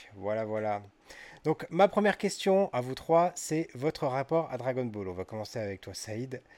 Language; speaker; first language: French; early bilingual, other home language; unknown